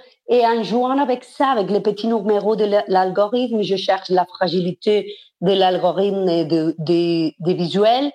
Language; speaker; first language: French; non-native, fluent; Spanish